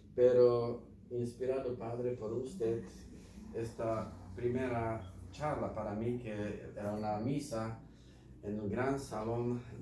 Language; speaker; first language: Spanish; non-native, fluent; Slovak